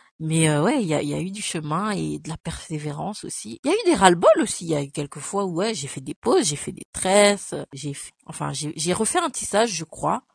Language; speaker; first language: French; early bilingual, other home language; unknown